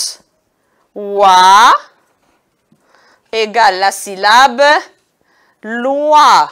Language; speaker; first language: French; non-native, local second language; Kinyarwanda